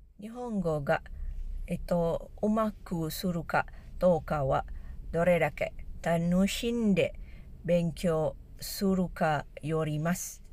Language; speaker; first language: Japanese; non-native, learner; Malay